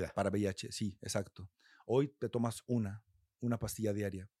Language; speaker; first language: Spanish; native; Spanish